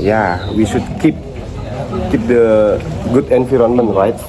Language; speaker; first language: English; non-native, learner; Indonesian